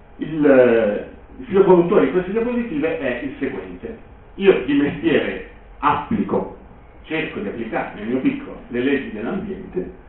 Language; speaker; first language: Italian; native; Italian